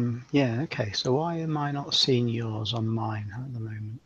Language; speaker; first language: English; native; English